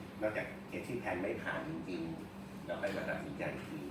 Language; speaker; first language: Thai; native; Thai